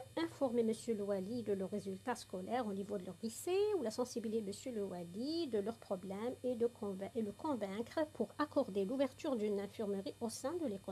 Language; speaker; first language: French; non-native, local second language; Arabic